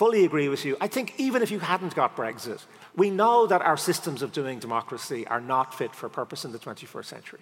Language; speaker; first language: English; native; English